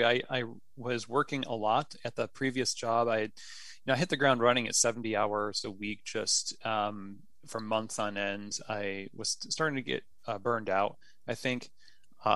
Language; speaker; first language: English; native; English